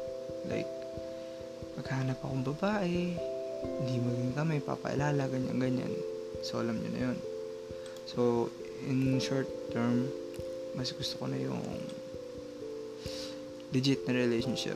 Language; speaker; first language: English; non-native, local second language; Filipino